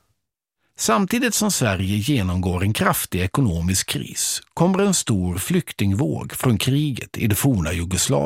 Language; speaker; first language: Swedish; native; Swedish